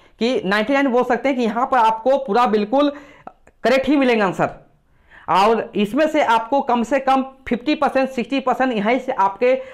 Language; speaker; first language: Hindi; native; Hindi